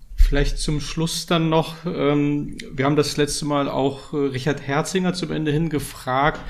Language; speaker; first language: German; non-native, fluent; Belarusian